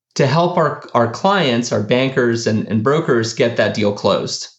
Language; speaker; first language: English; early bilingual, other home language; Spanish